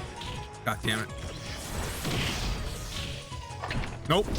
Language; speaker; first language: English; native; English